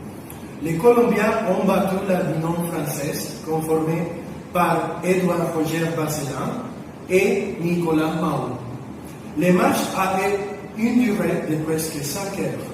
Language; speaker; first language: French; non-native, learner; Spanish